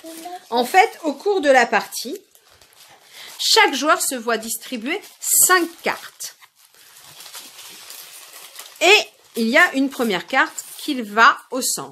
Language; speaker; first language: French; native; French